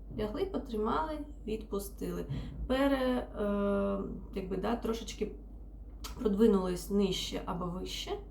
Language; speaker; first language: Ukrainian; non-native, local second language; Russian